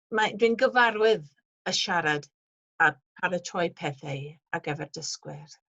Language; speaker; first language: Welsh; non-native, fluent; English